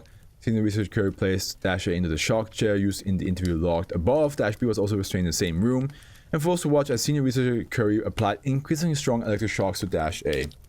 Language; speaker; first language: English; non-native, fluent; German